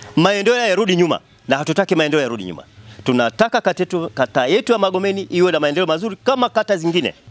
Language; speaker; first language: Swahili; native; Swahili